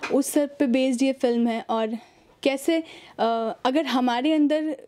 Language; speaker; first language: Hindi; native; Hindi